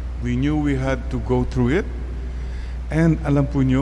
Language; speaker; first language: English; non-native, local second language; Iloko